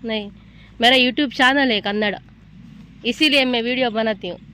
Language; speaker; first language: Hindi; non-native, local second language; Kannada